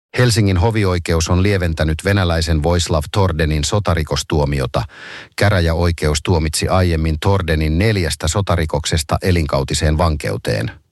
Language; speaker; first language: Finnish; native; Finnish